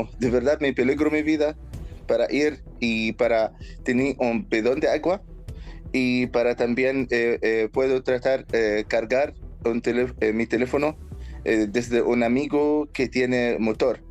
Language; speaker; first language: Spanish; non-native, learner; Arabic